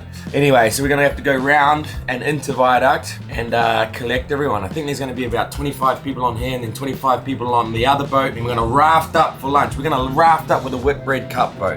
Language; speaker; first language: English; native; English